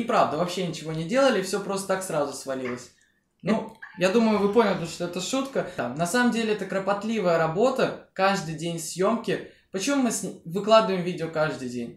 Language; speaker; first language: Russian; native; Russian